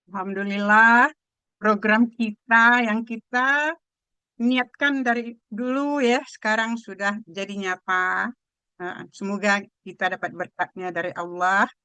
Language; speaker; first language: Indonesian; non-native, local second language; Minangkabau